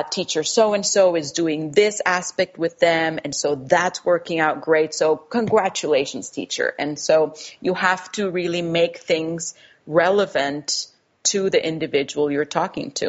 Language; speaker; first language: English; non-native, fluent; Spanish